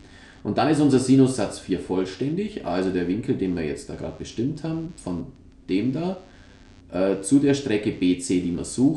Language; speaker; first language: German; native; German